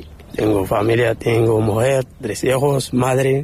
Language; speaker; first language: Spanish; non-native, learner; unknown